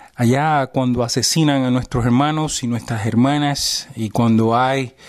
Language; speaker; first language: Spanish; early bilingual, heritage; Spanish